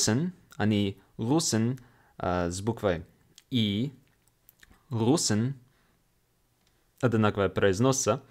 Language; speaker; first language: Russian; non-native, fluent; English